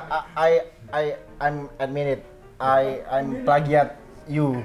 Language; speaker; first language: English; non-native, learner; Indonesian